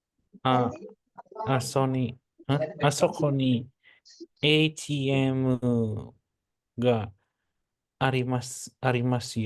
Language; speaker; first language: Japanese; non-native, learner; Indonesian